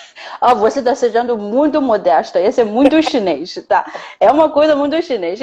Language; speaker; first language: Portuguese; non-native, fluent; Chinese